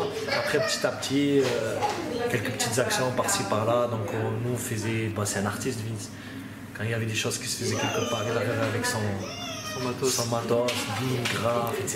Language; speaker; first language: French; native; French